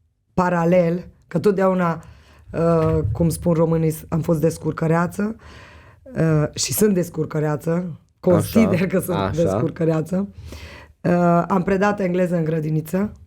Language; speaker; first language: Romanian; non-native, local second language; Hungarian